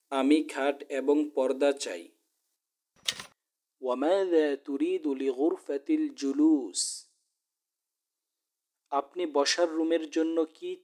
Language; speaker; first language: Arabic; non-native, fluent; Bangla